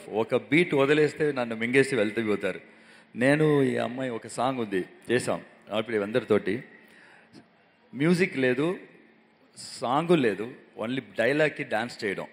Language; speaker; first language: Telugu; non-native, local second language; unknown